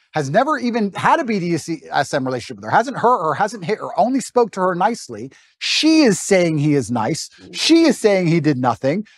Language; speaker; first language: English; native; English